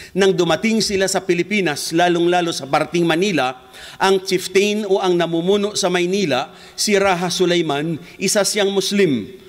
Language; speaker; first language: Filipino; non-native, local second language; Hiligaynon